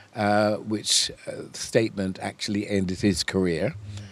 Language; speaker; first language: English; native; English